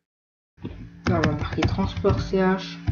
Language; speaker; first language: French; native; French